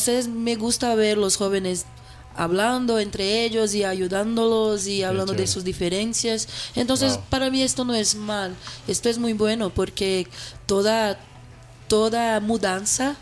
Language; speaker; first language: Spanish; non-native, fluent; Portuguese